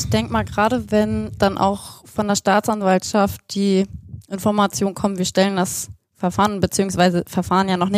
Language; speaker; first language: German; native; German